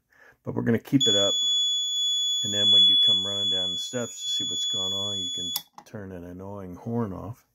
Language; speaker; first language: English; native; English